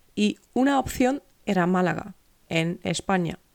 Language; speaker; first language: Spanish; non-native, fluent; Dutch